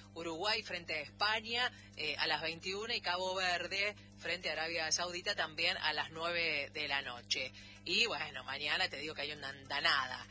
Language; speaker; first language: Spanish; native; Spanish